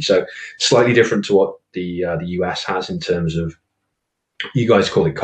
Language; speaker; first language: English; native; English